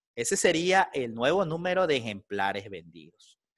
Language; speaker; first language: Spanish; native; Spanish